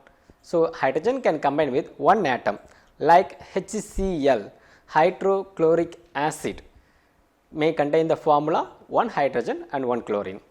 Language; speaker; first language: English; non-native, local second language; Tamil